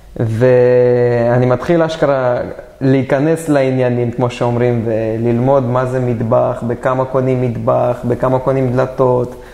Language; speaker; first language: Hebrew; native; Hebrew